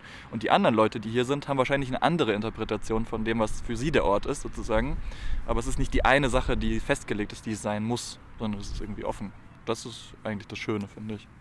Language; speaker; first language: German; native; German